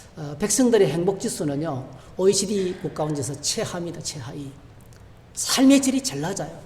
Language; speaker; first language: Korean; native; Korean